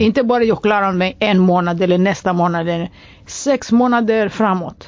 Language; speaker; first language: Swedish; non-native, fluent; Greek